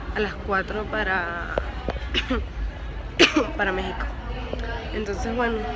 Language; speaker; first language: Spanish; native; Spanish